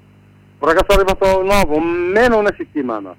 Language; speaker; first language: Italian; non-native, learner; Arabic